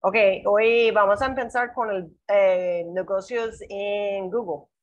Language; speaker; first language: Spanish; non-native, learner; English